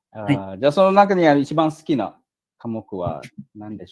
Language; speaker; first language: Japanese; non-native, fluent; Malay